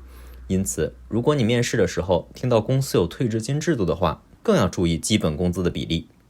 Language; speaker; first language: Chinese; native; Chinese